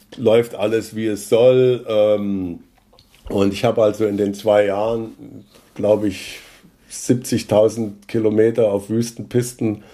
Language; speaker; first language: German; native; German